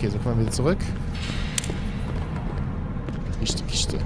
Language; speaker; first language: German; native; German